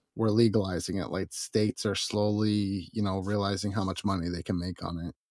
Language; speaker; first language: English; native; English